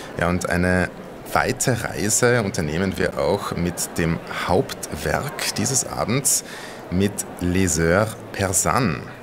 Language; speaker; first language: German; native; German